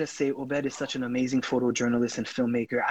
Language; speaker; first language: English; non-native, fluent; Haitian Creole